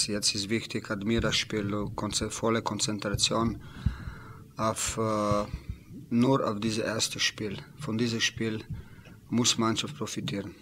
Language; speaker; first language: German; non-native, learner; Slovenian